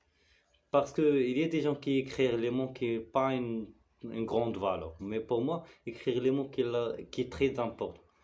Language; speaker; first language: French; non-native, learner; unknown